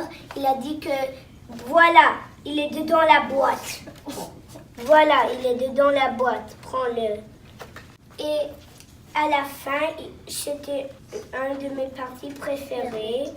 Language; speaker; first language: French; non-native, local second language; English